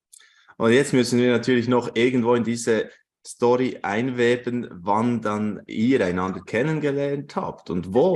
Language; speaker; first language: German; native; German